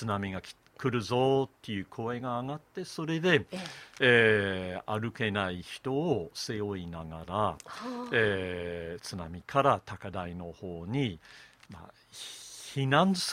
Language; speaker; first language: Japanese; non-native, fluent; English